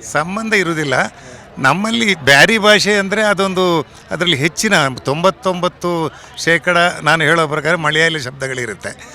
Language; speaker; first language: Kannada; non-native, local second language; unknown